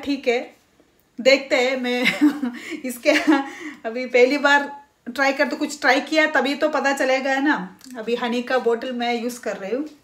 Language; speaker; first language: Hindi; non-native, local second language; Malayalam